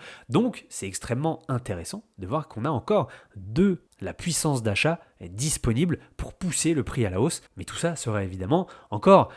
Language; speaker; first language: French; native; French